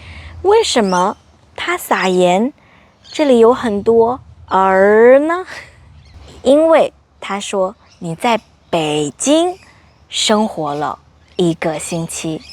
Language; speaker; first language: Chinese; non-native, fluent; English